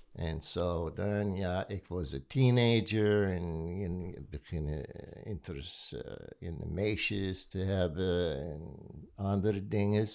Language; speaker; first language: Dutch; non-native, learner; English